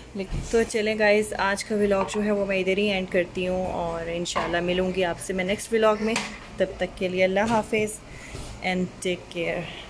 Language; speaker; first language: Hindi; native; Hindi